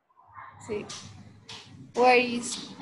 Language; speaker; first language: English; non-native, learner; Spanish